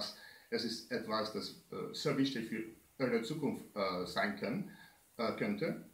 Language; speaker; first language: German; non-native, learner; Spanish